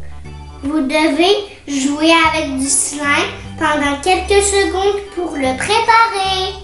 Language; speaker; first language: French; non-native, learner; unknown